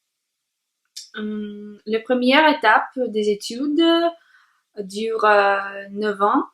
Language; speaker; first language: French; non-native, learner; Russian